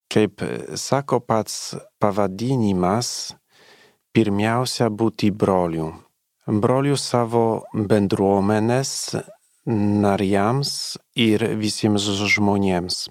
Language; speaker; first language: Lithuanian; non-native, learner; Polish